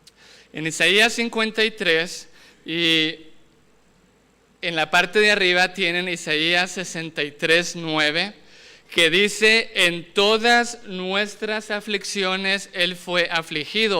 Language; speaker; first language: Spanish; native; Spanish